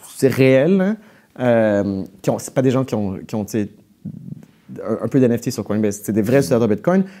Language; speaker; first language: French; native; French